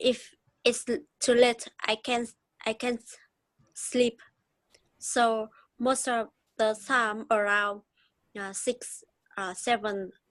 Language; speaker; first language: English; non-native, learner; Vietnamese